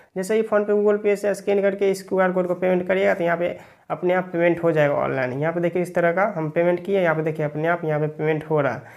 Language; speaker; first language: Hindi; native; Hindi